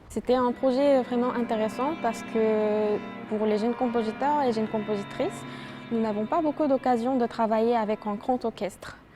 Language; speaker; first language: French; non-native, fluent; Korean